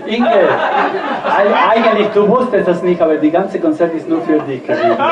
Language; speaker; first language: German; non-native, learner; Spanish